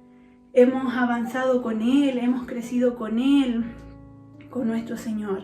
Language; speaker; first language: Spanish; native; Spanish